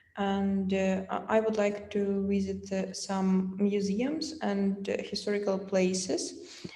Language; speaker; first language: English; non-native, fluent; Russian